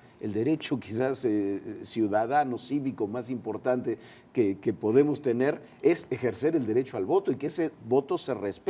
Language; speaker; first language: Spanish; native; Spanish